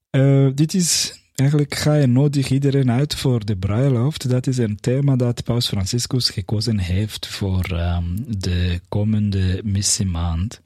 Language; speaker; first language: Dutch; non-native, fluent; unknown